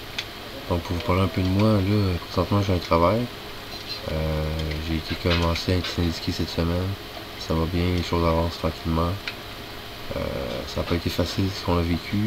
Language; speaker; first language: French; native; French